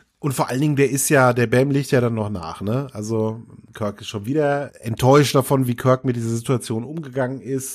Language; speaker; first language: German; native; German